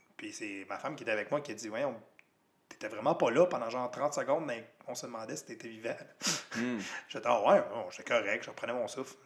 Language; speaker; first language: French; native; French